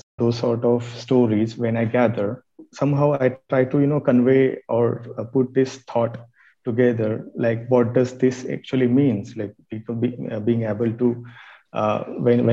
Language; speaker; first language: English; non-native, local second language; Marathi